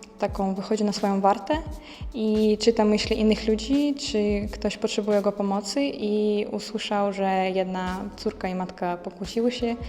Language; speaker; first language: Polish; non-native, learner; Ukrainian